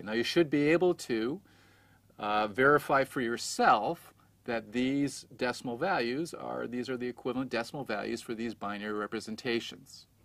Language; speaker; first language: English; native; English